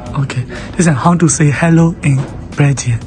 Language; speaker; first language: English; non-native, learner; Burmese